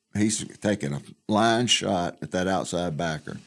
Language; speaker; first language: English; native; English